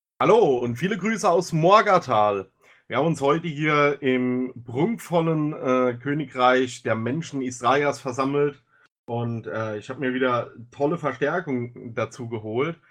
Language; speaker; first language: German; native; German